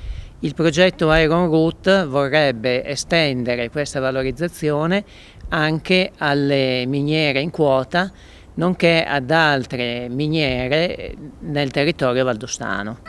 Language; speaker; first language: Italian; native; Italian